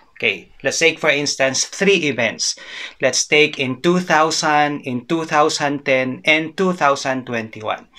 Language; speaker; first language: English; non-native, local second language; Filipino